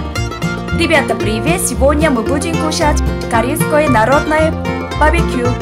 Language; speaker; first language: Russian; non-native, fluent; Korean